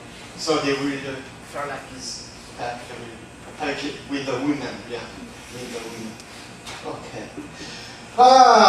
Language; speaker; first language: English; non-native, fluent; French